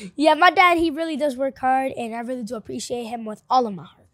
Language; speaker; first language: English; early bilingual, other home language; Spanish